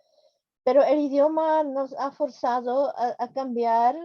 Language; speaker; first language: Spanish; non-native, fluent; Czech